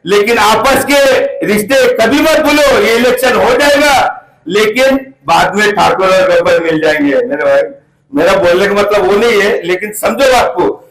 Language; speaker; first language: Hindi; non-native, local second language; Marathi